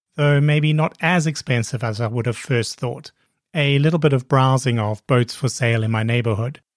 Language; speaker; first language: English; native; English